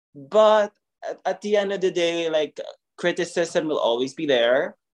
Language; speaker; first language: English; non-native, local second language; Filipino